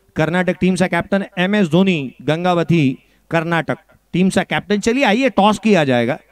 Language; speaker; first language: Hindi; non-native, local second language; Marathi